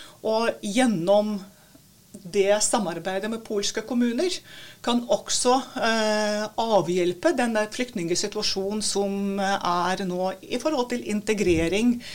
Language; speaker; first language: Norwegian; non-native, fluent; Latvian